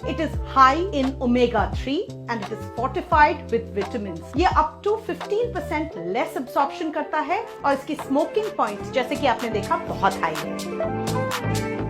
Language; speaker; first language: Hindi; non-native, local second language; Bangla